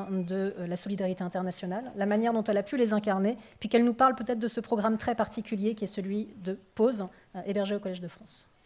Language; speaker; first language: French; native; French